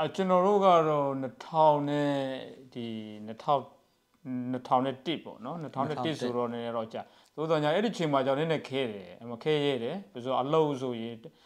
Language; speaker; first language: Burmese; non-native, local second language; S'gaw Karen